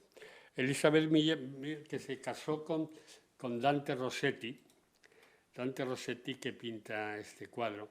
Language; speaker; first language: Spanish; native; Spanish